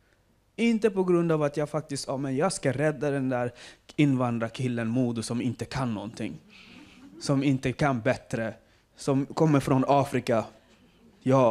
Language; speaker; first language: Swedish; non-native, fluent; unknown